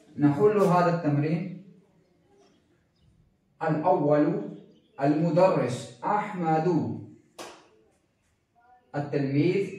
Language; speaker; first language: Arabic; non-native, fluent; Urdu